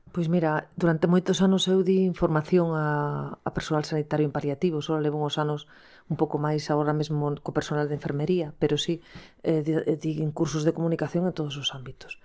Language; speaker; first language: Galician; non-native, local second language; Spanish